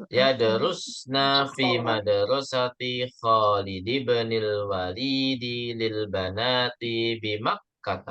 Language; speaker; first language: Arabic; non-native, fluent; Indonesian